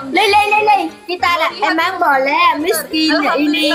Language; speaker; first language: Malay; non-native, learner; Vietnamese